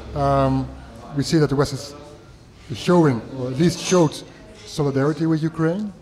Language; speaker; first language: English; non-native, fluent; Dutch